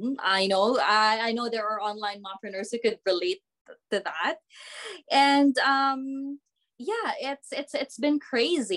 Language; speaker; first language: English; non-native, local second language; Filipino